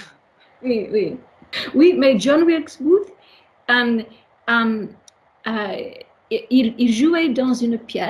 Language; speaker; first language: French; non-native, learner; English